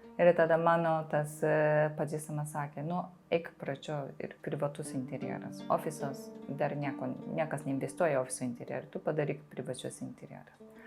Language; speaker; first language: Lithuanian; non-native, fluent; Japanese